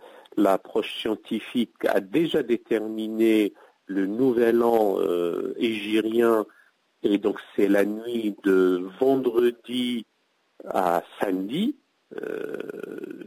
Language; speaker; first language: French; non-native, local second language; Arabic